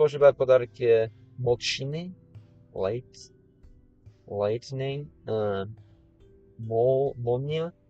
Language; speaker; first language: Russian; non-native, learner; English